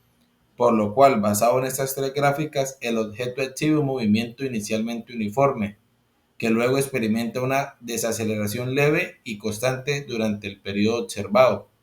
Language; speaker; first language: Spanish; native; Spanish